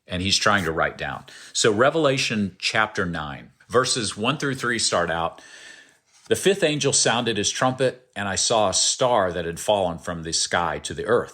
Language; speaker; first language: English; native; English